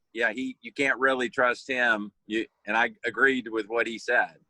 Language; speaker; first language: English; native; English